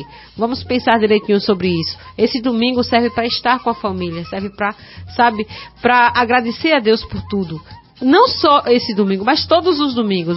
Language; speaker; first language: Portuguese; native; Portuguese